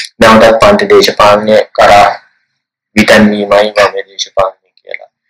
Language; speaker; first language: Sinhala; native; Sinhala